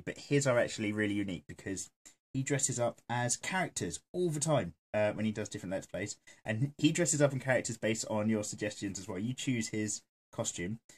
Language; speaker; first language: English; native; English